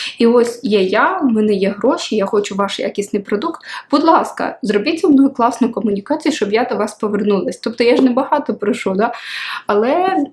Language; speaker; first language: Ukrainian; non-native, local second language; Russian